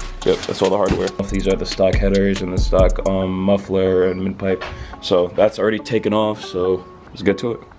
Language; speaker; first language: English; native; English